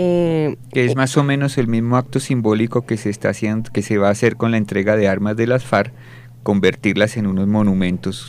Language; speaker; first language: Spanish; native; Spanish